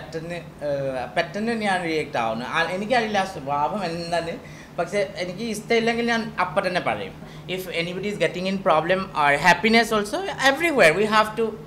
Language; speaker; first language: Malayalam; non-native, learner; Assamese